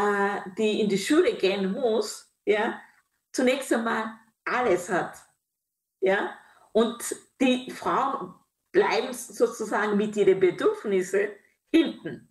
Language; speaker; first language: German; non-native, fluent; Kinyarwanda